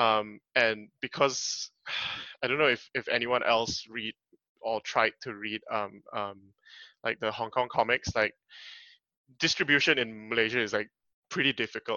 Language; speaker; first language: English; native; English